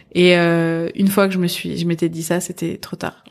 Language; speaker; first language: French; early bilingual, other home language; Persian